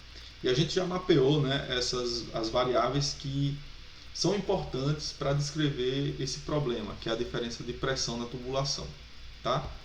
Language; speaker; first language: Portuguese; native; Portuguese